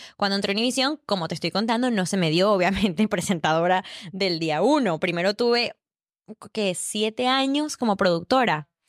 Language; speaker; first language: Spanish; native; Spanish